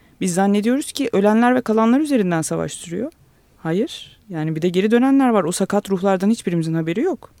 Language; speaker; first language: Turkish; native; Turkish